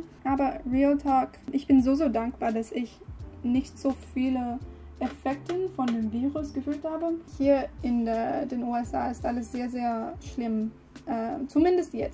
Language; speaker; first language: German; non-native, learner; English